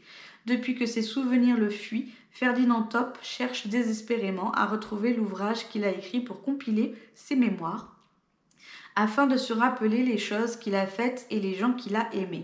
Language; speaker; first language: French; native; French